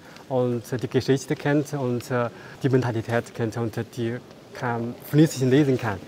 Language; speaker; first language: German; non-native, fluent; Chinese